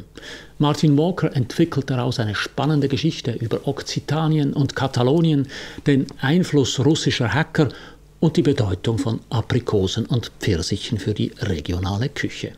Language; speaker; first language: German; native; German